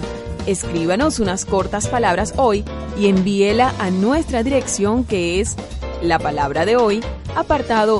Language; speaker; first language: Spanish; native; Spanish